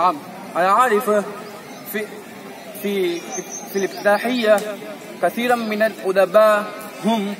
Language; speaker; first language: Arabic; non-native, learner; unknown